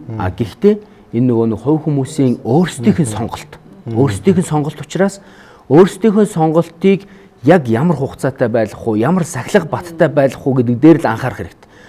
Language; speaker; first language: Mongolian; native; Mongolian